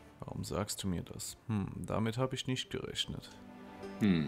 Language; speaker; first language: German; native; German